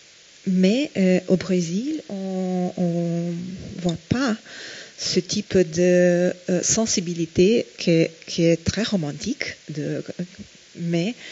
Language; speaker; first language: French; non-native, fluent; Portuguese